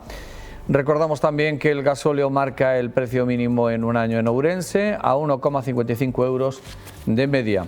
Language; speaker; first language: Spanish; native; Spanish